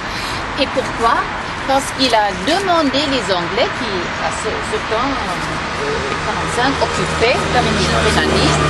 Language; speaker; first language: French; non-native, fluent; German